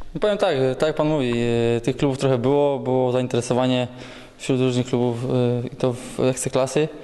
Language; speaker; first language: Polish; native; Polish